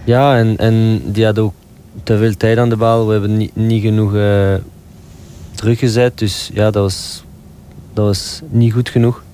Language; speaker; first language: Dutch; non-native, local second language; French